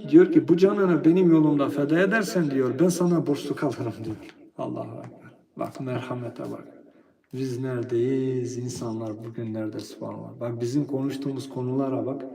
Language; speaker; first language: Turkish; non-native, fluent; Albanian